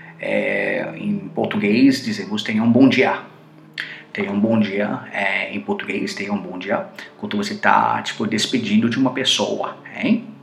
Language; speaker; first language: Portuguese; non-native, fluent; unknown